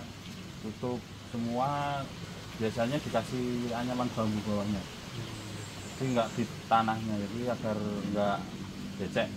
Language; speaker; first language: Indonesian; non-native, local second language; Javanese